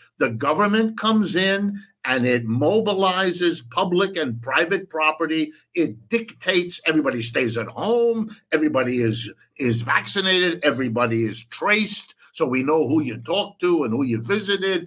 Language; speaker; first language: English; early bilingual, other home language; French